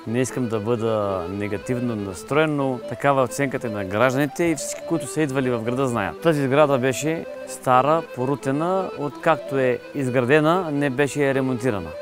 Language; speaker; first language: Bulgarian; native; Bulgarian